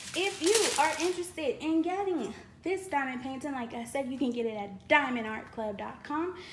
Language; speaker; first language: English; native; English